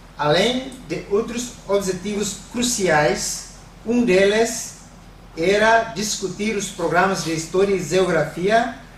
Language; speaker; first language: Portuguese; non-native, fluent; Tetum